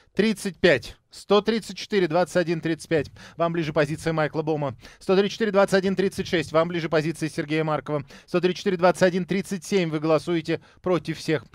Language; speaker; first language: Russian; native; Russian